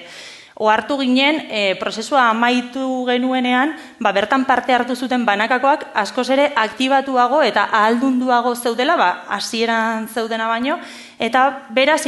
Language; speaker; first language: Basque; native; Basque